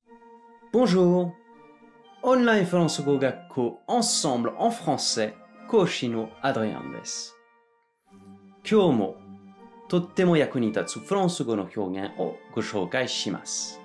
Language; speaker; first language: Japanese; non-native, fluent; French